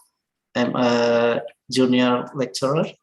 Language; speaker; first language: English; non-native, learner; Indonesian